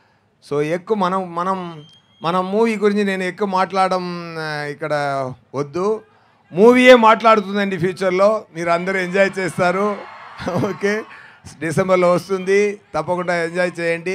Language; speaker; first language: Telugu; non-native, learner; Tamil